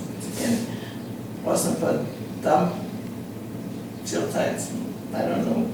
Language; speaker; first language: Slovenian; early bilingual, heritage; Slovenian